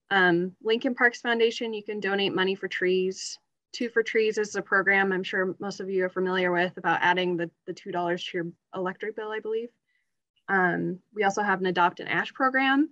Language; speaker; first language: English; native; English